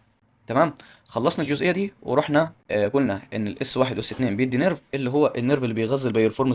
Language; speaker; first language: Arabic; native; Arabic